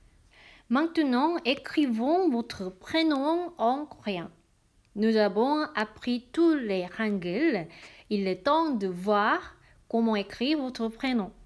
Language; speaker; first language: French; non-native, fluent; Korean